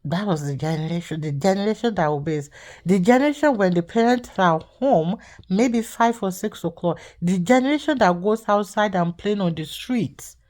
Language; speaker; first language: English; non-native, local second language; Yoruba